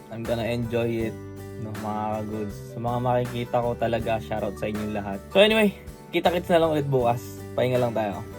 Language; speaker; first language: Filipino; native; Filipino